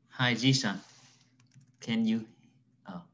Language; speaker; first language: English; non-native, fluent; Vietnamese